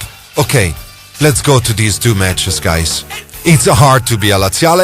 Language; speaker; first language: English; non-native, fluent; Italian